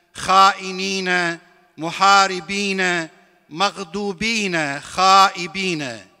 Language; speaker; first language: Arabic; non-native, fluent; Bosnian